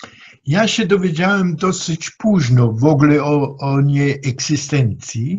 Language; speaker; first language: Polish; non-native, fluent; German